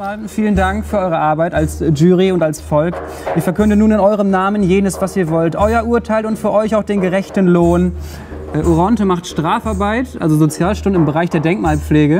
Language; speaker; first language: German; native; German